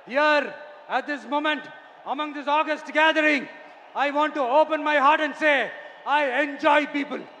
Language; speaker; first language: English; non-native, local second language; Tamil